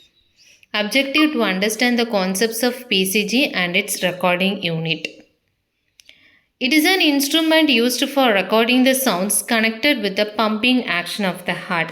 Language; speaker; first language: English; non-native, local second language; Tamil